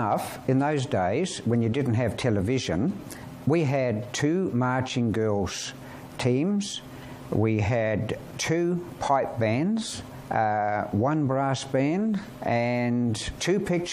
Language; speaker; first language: English; native; English